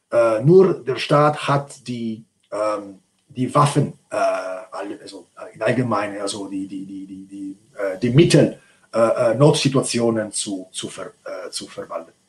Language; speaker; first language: German; non-native, fluent; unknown